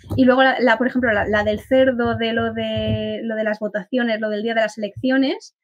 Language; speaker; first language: Spanish; native; Spanish